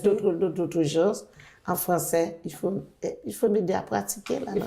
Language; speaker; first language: French; non-native, learner; Haitian Creole